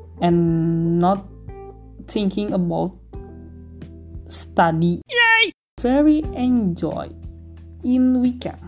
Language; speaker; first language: English; non-native, learner; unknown